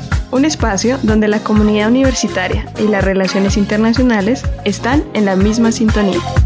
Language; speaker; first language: Spanish; native; Spanish